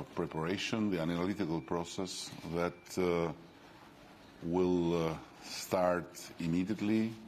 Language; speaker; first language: English; non-native, fluent; Albanian